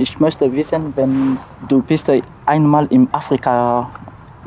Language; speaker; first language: German; non-native, learner; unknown